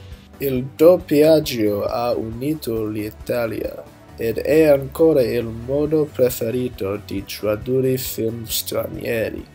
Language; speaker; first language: Italian; non-native, learner; English